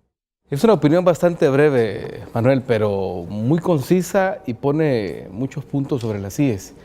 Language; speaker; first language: Spanish; native; Spanish